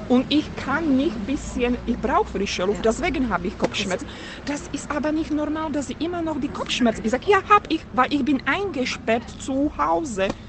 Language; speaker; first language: German; non-native, fluent; Slovak